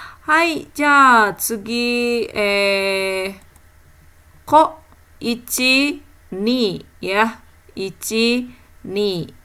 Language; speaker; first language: Japanese; non-native, fluent; Indonesian